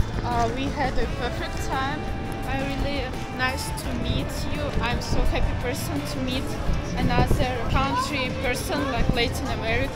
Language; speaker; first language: English; non-native, learner; Russian